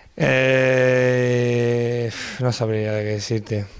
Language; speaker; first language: Spanish; native; Spanish